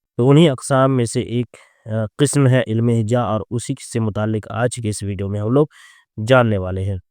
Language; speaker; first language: Urdu; native; Urdu